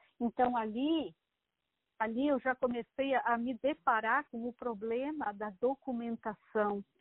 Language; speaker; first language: Portuguese; native; Portuguese